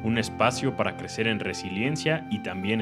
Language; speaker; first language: Spanish; native; Spanish